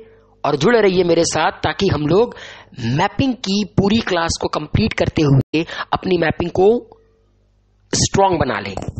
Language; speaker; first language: Hindi; native; Hindi